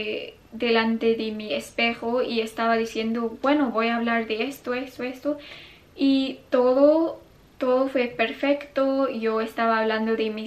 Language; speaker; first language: Spanish; non-native, fluent; English